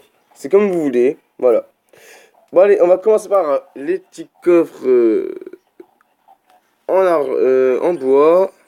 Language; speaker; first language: French; native; French